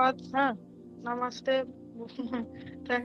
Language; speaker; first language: Hindi; non-native, local second language; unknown